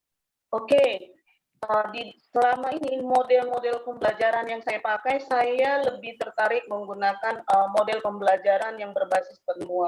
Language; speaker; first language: Indonesian; native; Indonesian